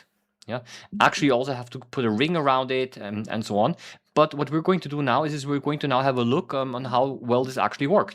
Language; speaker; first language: English; non-native, fluent; German